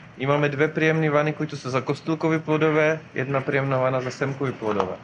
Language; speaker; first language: Bulgarian; non-native, fluent; Czech